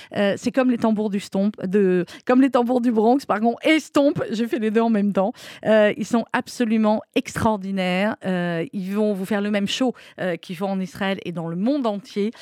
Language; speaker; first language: French; native; French